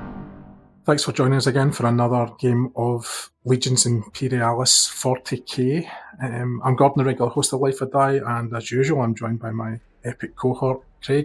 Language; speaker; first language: English; native; English